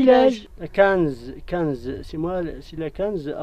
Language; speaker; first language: French; non-native, learner; Central Atlas Tamazight